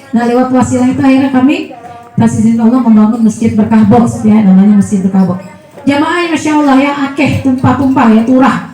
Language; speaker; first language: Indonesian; native; Indonesian